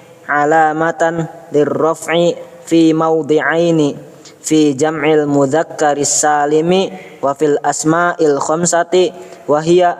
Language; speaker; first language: Arabic; non-native, learner; Indonesian